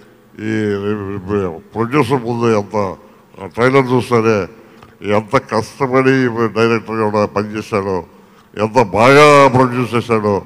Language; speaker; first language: Telugu; native; Telugu